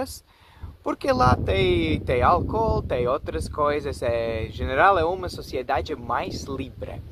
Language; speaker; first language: Portuguese; non-native, fluent; Latvian